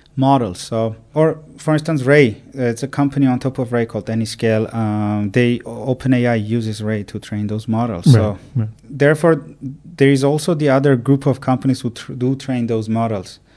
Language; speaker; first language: English; non-native, fluent; Armenian